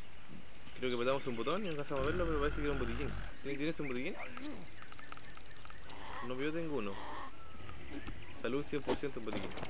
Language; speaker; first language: Spanish; native; Spanish